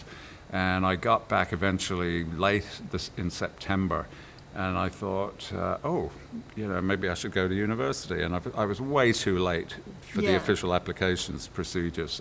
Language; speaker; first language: English; native; English